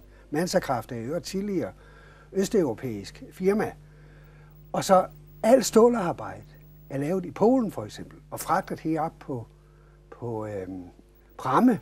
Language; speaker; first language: Danish; native; Danish